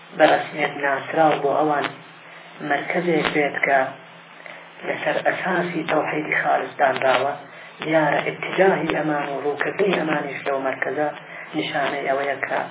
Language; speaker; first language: Central Kurdish; non-native, local second language; Gurani